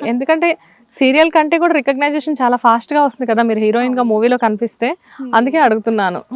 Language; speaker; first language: Telugu; native; Telugu